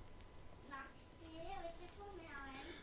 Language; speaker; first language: Swedish; early bilingual, heritage; Swedish